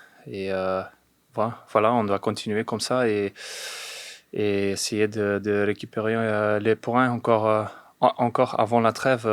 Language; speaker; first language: French; non-native, fluent; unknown